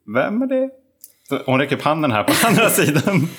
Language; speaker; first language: Swedish; native; Swedish